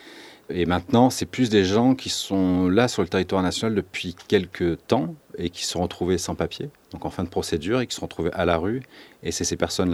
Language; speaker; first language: French; native; French